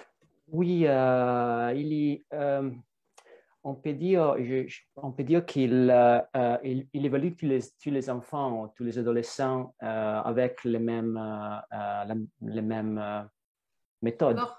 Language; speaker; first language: French; non-native, fluent; Italian